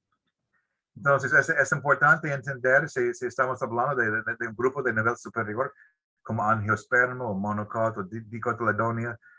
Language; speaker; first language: Spanish; non-native, fluent; English